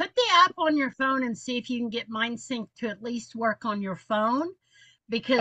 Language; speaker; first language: English; native; English